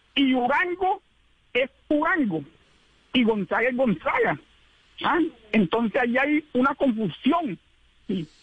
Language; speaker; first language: Spanish; native; Spanish